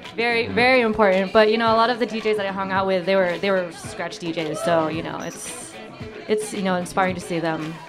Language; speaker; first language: English; native; English